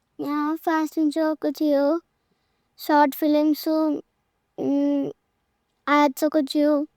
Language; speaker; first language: Malayalam; early bilingual, heritage; Malayalam